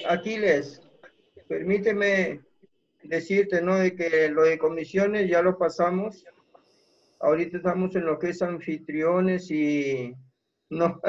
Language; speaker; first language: Spanish; native; Spanish